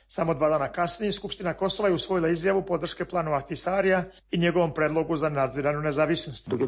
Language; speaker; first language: Serbian; non-native, local second language; Albanian